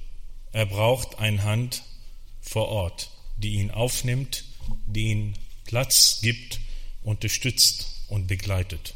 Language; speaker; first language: German; non-native, fluent; Arabic